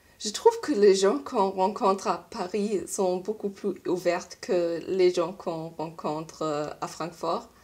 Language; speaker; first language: French; non-native, learner; German